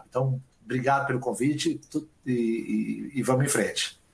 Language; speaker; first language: Portuguese; native; Portuguese